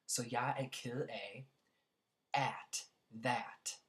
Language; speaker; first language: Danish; non-native, fluent; English